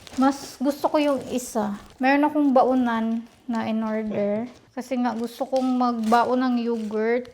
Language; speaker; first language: Filipino; non-native, local second language; Cebuano